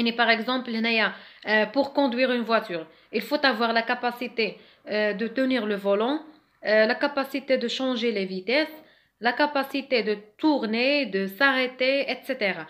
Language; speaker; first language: French; non-native, local second language; Arabic